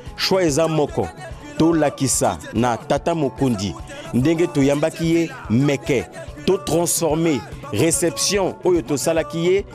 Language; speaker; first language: Lingala; native; Lingala